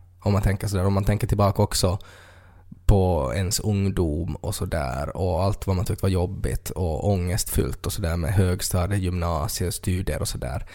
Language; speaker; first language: Swedish; native; Swedish